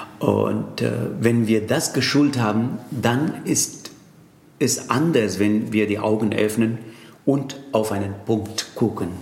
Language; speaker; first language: German; non-native, fluent; Tamil